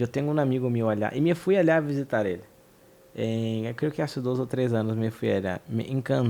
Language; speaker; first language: Spanish; non-native, fluent; Portuguese